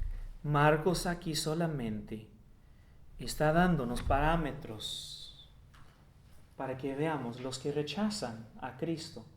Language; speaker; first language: Spanish; non-native, fluent; English